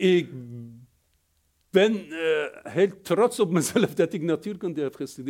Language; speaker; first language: Dutch; non-native, fluent; Persian